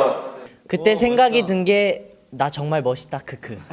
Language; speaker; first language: Korean; native; Korean